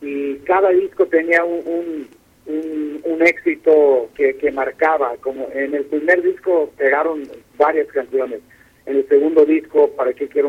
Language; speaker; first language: Spanish; early bilingual, heritage; Spanish